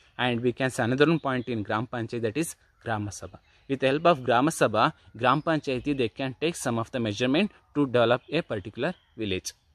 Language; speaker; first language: English; non-native, local second language; Kannada